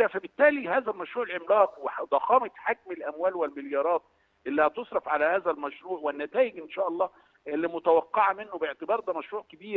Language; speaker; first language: Arabic; native; Arabic